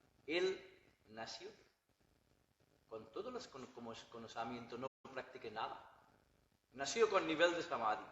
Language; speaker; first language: Spanish; non-native, learner; Bangla